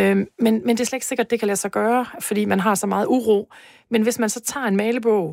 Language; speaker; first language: Danish; native; Danish